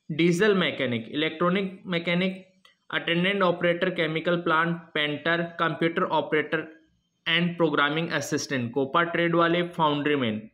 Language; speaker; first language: Hindi; native; Hindi